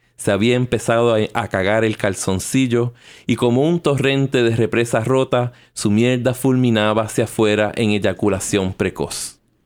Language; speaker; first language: Spanish; native; Spanish